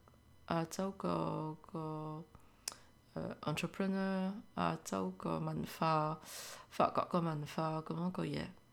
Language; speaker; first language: Cantonese; early bilingual, heritage; Cantonese